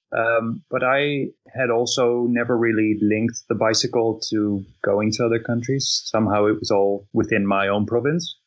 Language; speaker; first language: English; non-native, fluent; Dutch